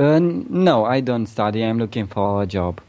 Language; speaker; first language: English; non-native, learner; Romanian